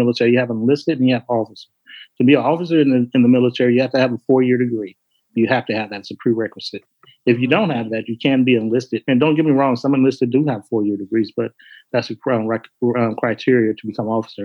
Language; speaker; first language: English; native; English